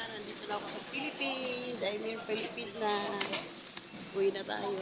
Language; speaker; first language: Filipino; non-native, local second language; Cebuano